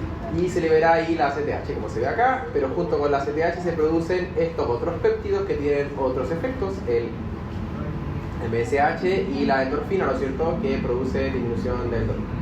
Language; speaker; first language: Spanish; native; Spanish